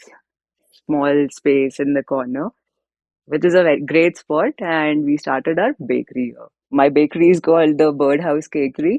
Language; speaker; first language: English; non-native, local second language; Hindi